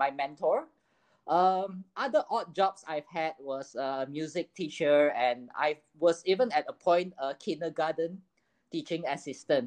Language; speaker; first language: English; non-native, local second language; Chinese